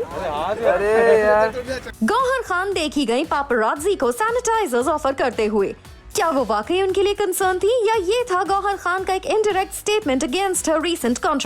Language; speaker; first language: Hindi; native; Hindi